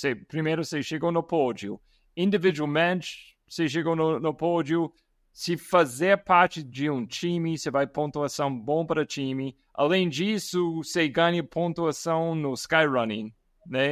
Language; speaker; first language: Portuguese; non-native, fluent; English